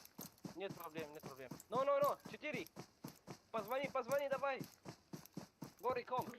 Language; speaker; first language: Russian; non-native, learner; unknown